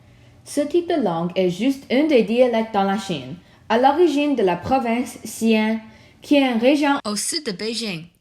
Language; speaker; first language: French; non-native, learner; Chinese